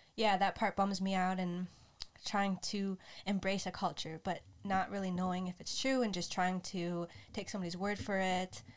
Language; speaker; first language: English; native; English